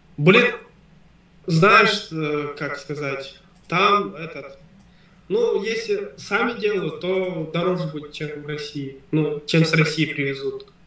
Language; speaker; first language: Russian; non-native, local second language; Tajik